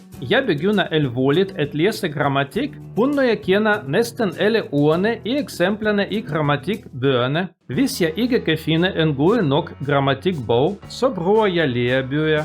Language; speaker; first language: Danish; non-native, learner; Russian